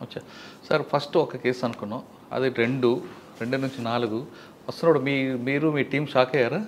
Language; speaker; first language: Telugu; native; Telugu